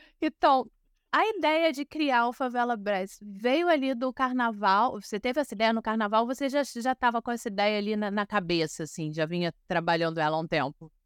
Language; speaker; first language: Portuguese; native; Portuguese